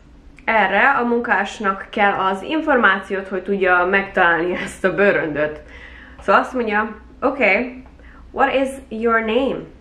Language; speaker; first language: Hungarian; early bilingual, heritage; Hungarian